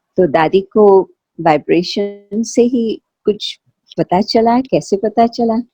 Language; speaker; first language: Hindi; non-native, fluent; Sindhi